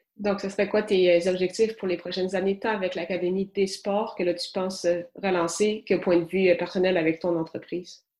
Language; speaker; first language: French; native; French